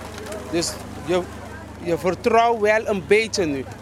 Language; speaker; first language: Dutch; non-native, local second language; Papiamento